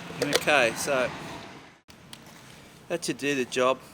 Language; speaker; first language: English; native; English